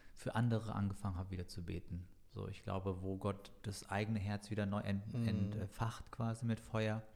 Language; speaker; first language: German; native; German